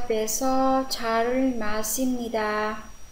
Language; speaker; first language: Korean; non-native, fluent; Vietnamese